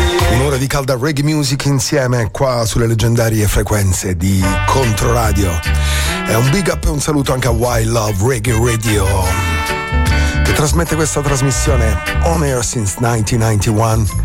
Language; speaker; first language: Italian; native; Italian